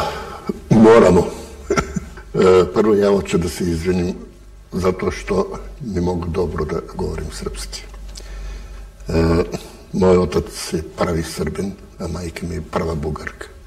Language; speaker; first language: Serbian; early bilingual, heritage; Bulgarian